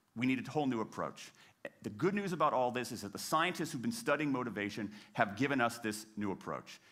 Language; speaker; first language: English; native; English